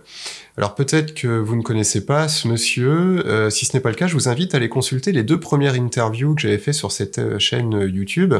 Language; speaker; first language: French; native; French